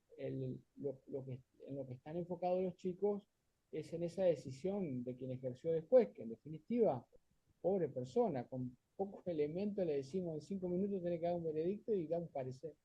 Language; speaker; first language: Spanish; native; Spanish